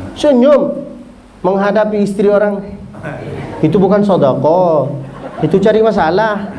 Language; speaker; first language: Malay; non-native, fluent; Arabic